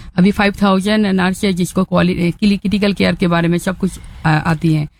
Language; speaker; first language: Hindi; non-native, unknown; Bangla